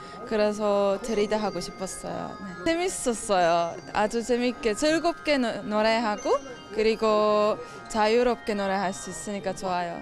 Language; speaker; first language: Korean; non-native, learner; Estonian